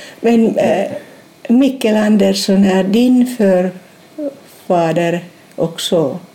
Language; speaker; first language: Swedish; non-native, fluent; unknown